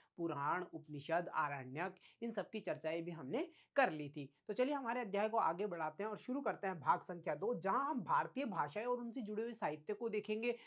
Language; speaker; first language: Hindi; native; Hindi